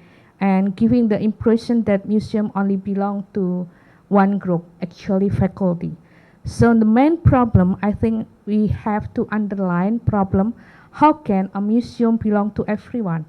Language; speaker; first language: English; non-native, learner; Indonesian